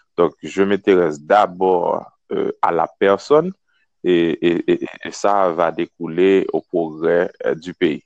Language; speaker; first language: French; non-native, local second language; Haitian Creole